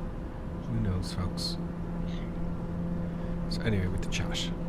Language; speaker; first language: English; native; English